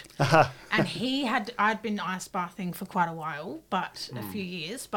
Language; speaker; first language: English; native; English